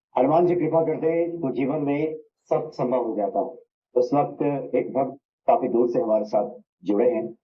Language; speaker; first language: Hindi; native; Hindi